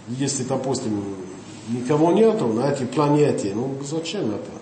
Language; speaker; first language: Russian; non-native, fluent; English